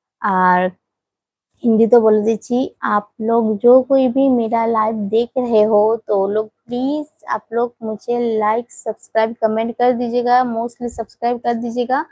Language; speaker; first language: Hindi; non-native, local second language; Bangla